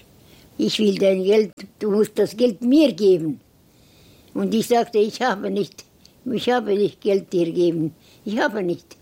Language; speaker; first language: German; non-native, learner; Estonian